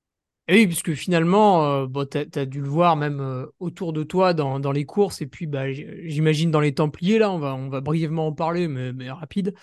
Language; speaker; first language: French; native; French